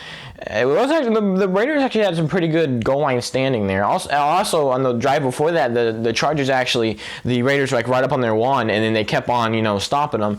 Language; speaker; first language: English; native; English